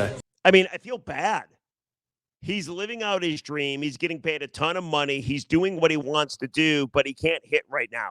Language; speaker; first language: English; native; English